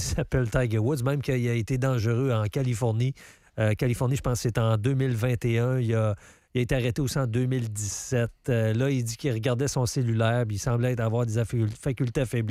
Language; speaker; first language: French; native; French